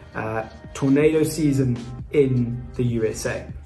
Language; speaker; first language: English; native; English